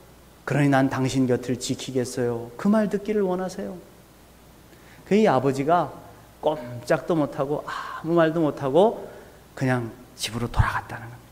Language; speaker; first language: Korean; native; Korean